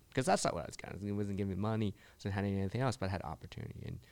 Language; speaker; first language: English; early bilingual, other home language; Chinese